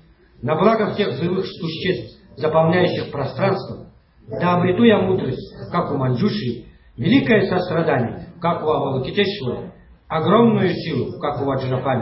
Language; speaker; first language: Russian; native; Russian